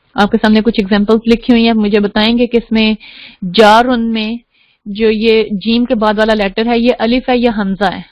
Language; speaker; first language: Urdu; native; Urdu